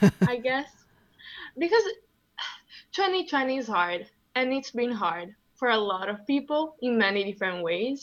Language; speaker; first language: English; non-native, fluent; Italian